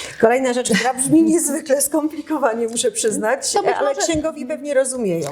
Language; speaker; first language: Polish; native; Polish